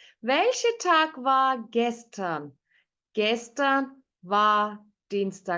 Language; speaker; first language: German; non-native, fluent; Turkish